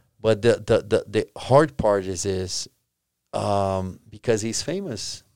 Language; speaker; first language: English; non-native, fluent; Portuguese